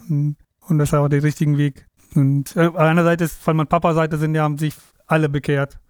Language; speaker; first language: German; non-native, fluent; Tamil